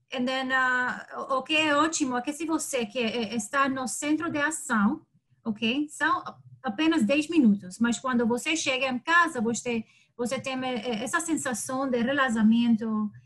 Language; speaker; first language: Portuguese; non-native, learner; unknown